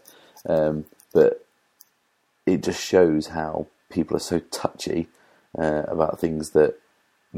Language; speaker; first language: English; native; English